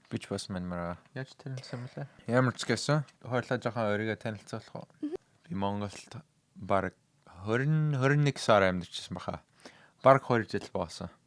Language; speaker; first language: Mongolian; non-native, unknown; English